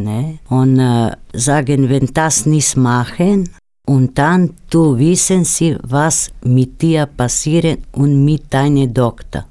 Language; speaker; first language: German; non-native, learner; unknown